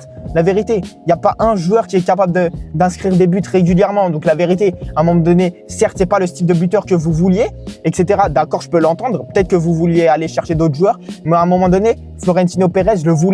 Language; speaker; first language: French; native; French